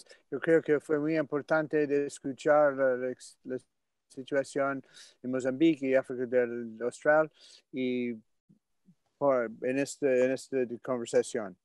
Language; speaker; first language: Spanish; non-native, fluent; English